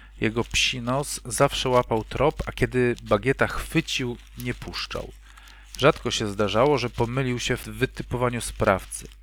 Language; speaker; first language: Polish; native; Polish